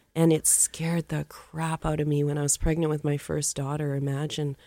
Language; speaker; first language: English; native; English